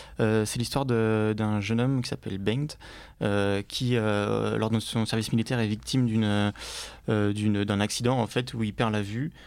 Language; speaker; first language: French; native; French